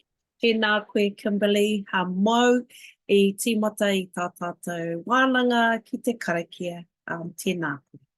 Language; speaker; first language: Māori; non-native, local second language; English